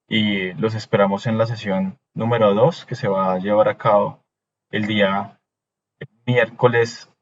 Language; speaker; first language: Spanish; native; Spanish